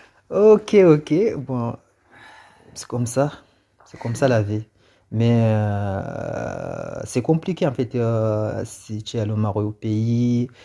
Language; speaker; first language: French; non-native, local second language; Comorian